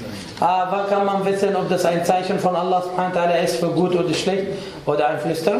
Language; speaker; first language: German; non-native, fluent; Arabic